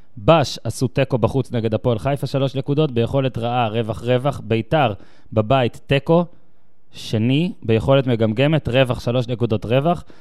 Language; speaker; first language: Hebrew; native; Hebrew